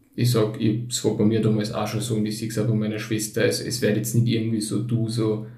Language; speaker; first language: German; early bilingual, other home language; Turkish